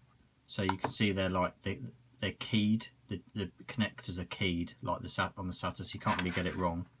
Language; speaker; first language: English; native; English